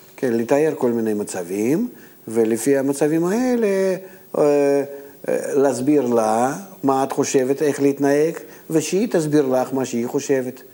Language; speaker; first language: Hebrew; non-native, fluent; Russian